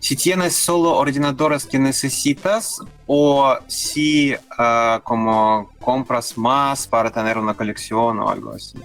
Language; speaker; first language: Spanish; non-native, learner; Russian